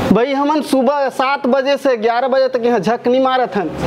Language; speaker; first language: Hindi; native; Hindi